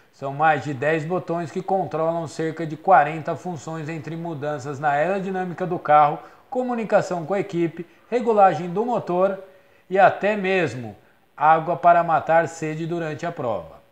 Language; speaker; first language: Portuguese; native; Portuguese